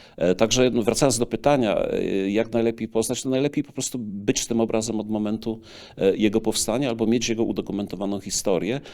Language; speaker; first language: Polish; native; Polish